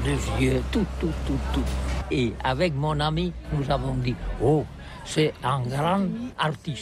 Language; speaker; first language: French; non-native, learner; Catalan